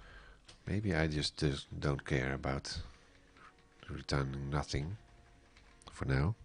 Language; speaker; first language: English; non-native, fluent; Dutch